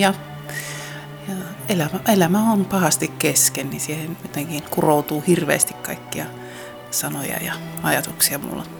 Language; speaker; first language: Finnish; native; Finnish